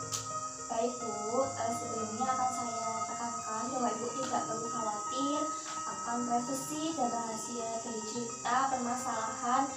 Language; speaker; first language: Indonesian; native; Indonesian